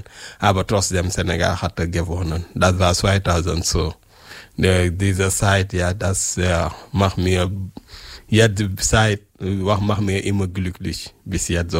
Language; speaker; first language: German; non-native, learner; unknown